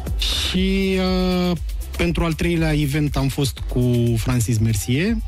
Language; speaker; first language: Romanian; native; Romanian